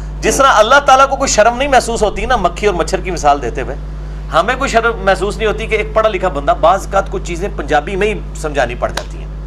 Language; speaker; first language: Urdu; non-native, local second language; Punjabi